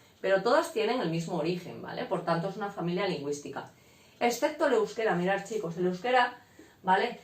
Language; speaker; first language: Spanish; native; Spanish